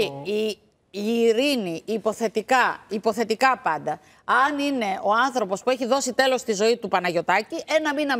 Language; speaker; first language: Greek; native; Greek